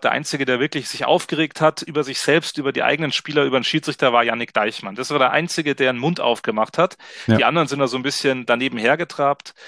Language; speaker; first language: German; native; German